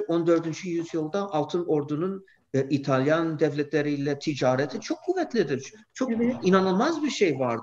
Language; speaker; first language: Turkish; non-native, fluent; English